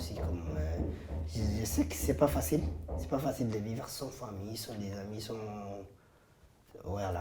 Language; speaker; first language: French; non-native, fluent; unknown